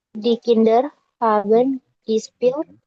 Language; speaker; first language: German; non-native, learner; Indonesian